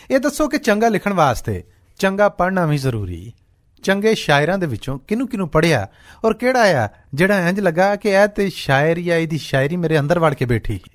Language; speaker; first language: Punjabi; native; Punjabi